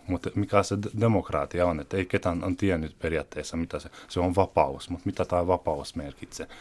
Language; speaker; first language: Finnish; non-native, fluent; Hungarian